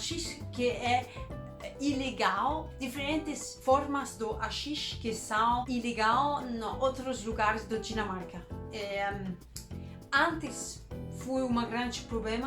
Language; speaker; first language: Portuguese; non-native, learner; Danish